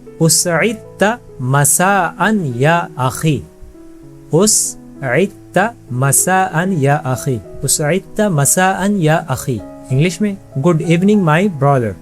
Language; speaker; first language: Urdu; native; Urdu